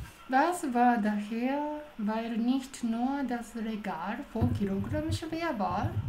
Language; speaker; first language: German; non-native, learner; Japanese